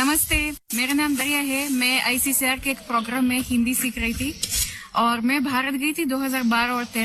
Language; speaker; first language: Hindi; non-native, fluent; Russian